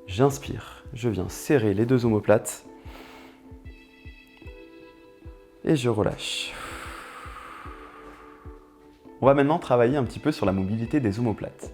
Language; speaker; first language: French; native; French